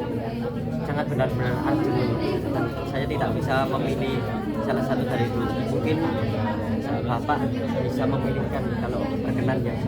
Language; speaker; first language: Indonesian; native; Indonesian